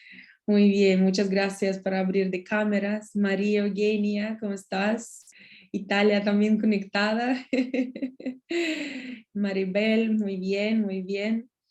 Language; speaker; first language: Spanish; non-native, learner; Russian